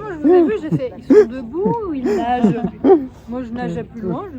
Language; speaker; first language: French; non-native, learner; Russian